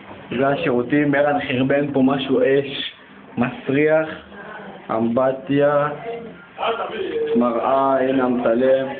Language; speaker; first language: Hebrew; native; Hebrew